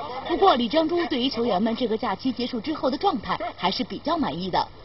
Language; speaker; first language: Chinese; native; Chinese